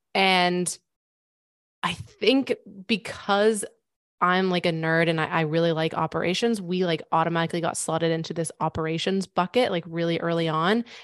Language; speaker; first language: English; native; English